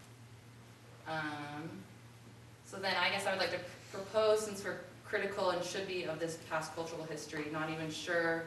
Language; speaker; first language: English; native; English